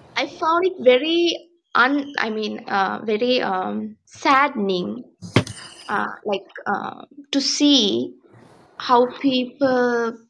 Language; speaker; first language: English; non-native, local second language; Sinhala